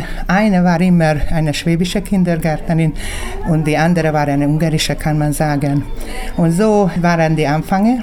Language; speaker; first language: German; early bilingual, heritage; German